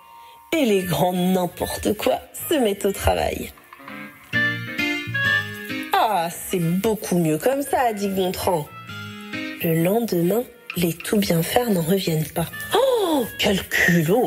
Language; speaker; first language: French; native; French